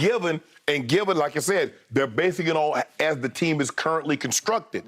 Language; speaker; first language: English; native; English